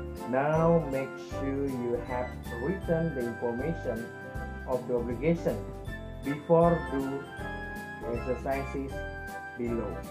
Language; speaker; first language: English; non-native, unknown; Indonesian